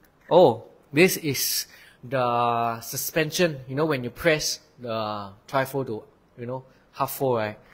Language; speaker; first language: English; non-native, local second language; Chinese